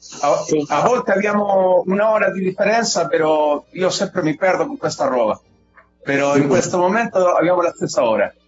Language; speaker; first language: Italian; non-native, fluent; Spanish